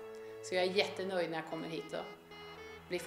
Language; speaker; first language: Swedish; native; Swedish